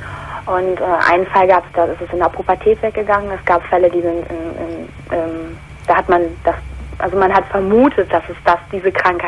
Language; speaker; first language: German; native; German